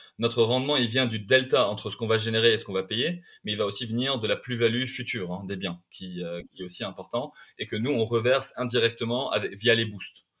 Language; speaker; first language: French; non-native, local second language; Arabic